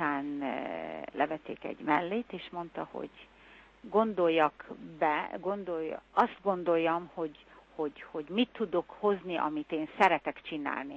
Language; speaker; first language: Hungarian; early bilingual, heritage; Hungarian